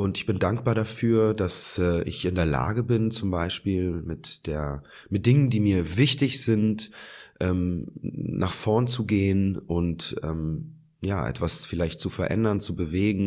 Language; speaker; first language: German; native; German